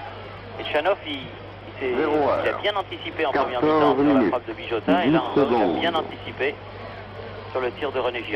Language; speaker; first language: French; native; French